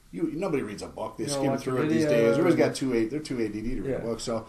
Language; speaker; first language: English; native; English